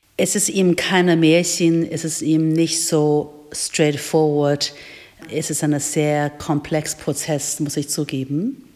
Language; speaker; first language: German; non-native, fluent; Chinese